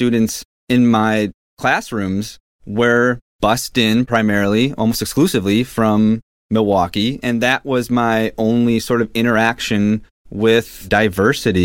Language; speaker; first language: English; native; English